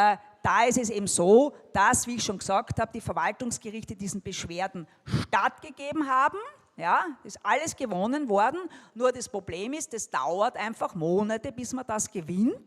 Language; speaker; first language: German; native; German